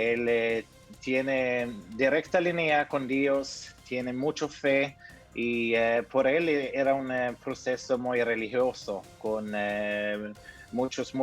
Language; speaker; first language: Spanish; early bilingual, heritage; Norwegian